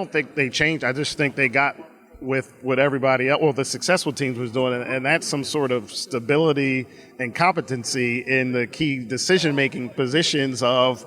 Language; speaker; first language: English; native; English